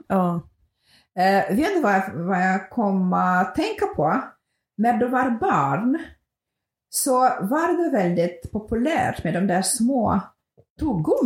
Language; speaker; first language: Swedish; non-native, fluent; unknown